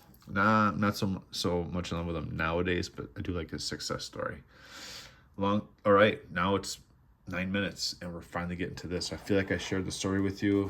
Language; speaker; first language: English; native; English